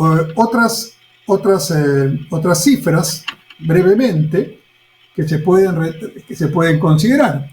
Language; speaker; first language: Spanish; native; Spanish